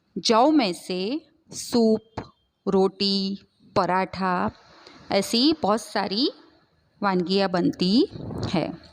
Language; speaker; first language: Hindi; non-native, local second language; Gujarati